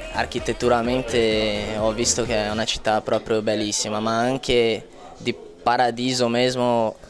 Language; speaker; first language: Italian; non-native, fluent; Portuguese